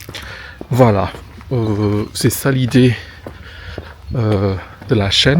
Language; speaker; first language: French; non-native, fluent; Indonesian